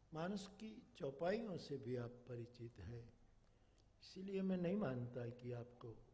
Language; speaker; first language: Hindi; non-native, local second language; Gujarati